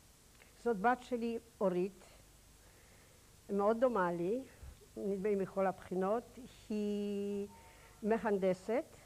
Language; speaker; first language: Hebrew; non-native, fluent; Polish